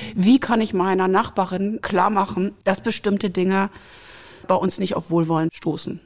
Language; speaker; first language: German; native; German